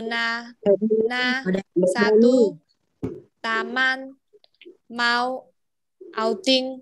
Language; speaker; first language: Indonesian; non-native, learner; Vietnamese